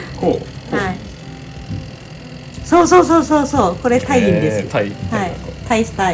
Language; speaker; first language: Japanese; non-native, learner; Thai